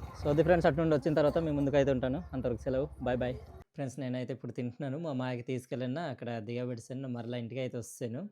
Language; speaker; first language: Telugu; non-native, local second language; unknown